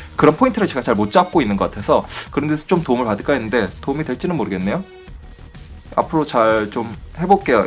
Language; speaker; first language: Korean; native; Korean